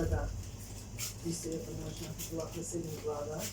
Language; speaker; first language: Russian; non-native, learner; English